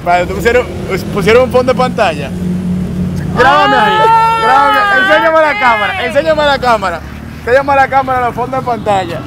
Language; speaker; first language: Spanish; native; Spanish